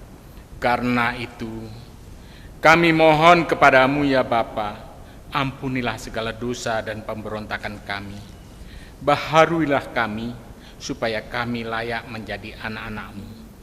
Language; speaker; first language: Indonesian; native; Indonesian